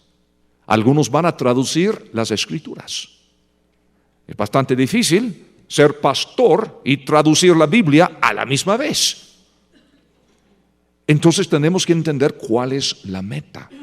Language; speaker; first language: Spanish; non-native, fluent; English